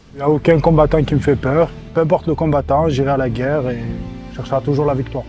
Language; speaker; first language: French; native; French